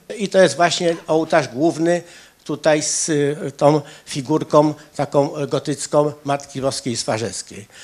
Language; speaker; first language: Polish; native; Polish